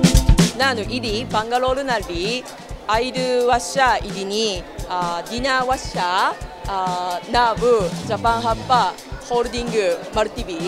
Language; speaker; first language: Kannada; non-native, learner; Japanese